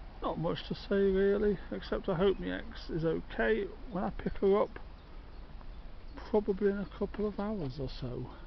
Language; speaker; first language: English; native; English